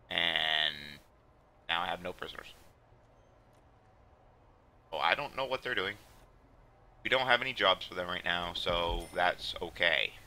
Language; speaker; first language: English; native; English